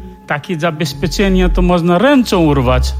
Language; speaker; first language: Polish; non-native, learner; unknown